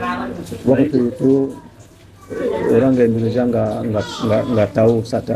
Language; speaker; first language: Indonesian; non-native, learner; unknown